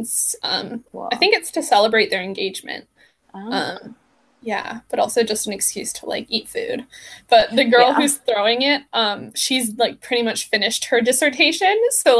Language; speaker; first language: English; native; English